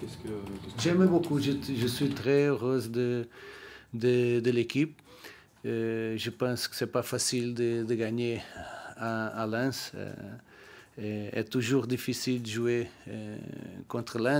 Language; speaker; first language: French; non-native, learner; Portuguese